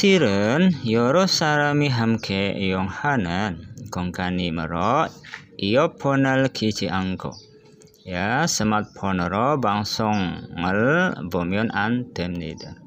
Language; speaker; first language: Korean; non-native, learner; Indonesian